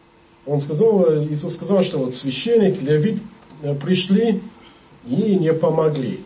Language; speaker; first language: Russian; non-native, learner; English